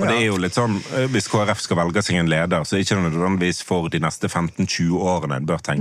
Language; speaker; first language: Norwegian; native; Norwegian